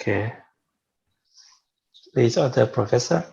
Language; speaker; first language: English; non-native, fluent; Vietnamese